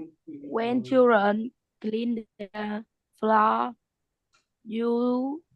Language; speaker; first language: English; non-native, learner; Vietnamese